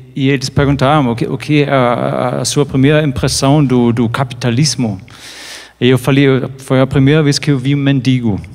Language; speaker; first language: Portuguese; non-native, fluent; German